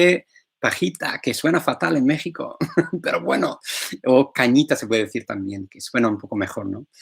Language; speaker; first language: Spanish; non-native, fluent; English